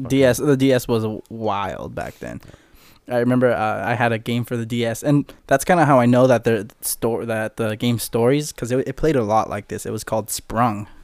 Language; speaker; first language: English; early bilingual, other home language; Spanish